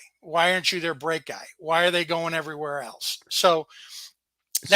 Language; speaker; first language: English; native; English